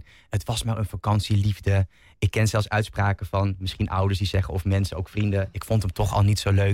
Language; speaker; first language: Dutch; native; Dutch